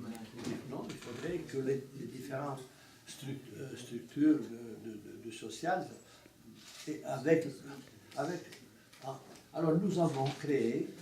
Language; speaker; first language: French; non-native, fluent; Italian